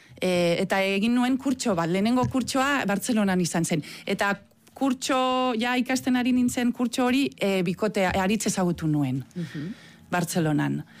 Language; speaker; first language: Basque; non-native, fluent; Catalan